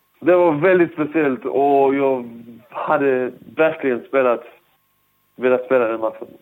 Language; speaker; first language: Swedish; early bilingual, other home language; Persian